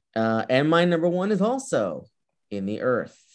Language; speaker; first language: English; early bilingual, other home language; Spanish